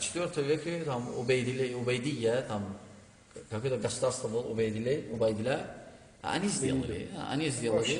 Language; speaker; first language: Russian; non-native, learner; Turkish